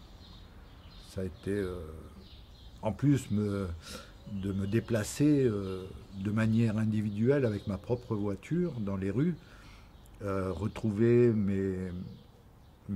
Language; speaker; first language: French; native; French